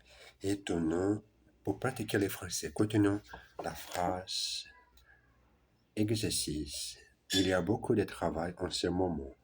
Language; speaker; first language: French; non-native, learner; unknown